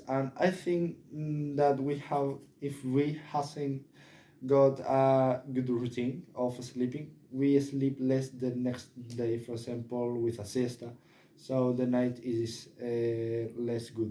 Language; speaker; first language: English; non-native, learner; Spanish